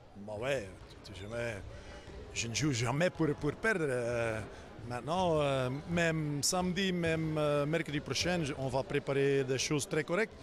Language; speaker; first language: French; non-native, fluent; Dutch